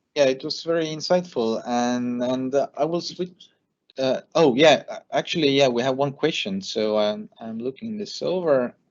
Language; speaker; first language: English; non-native, fluent; Estonian